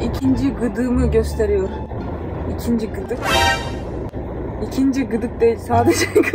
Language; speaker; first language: Turkish; non-native, fluent; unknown